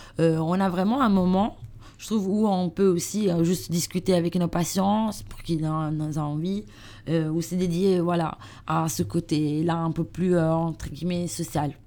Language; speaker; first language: French; non-native, learner; Italian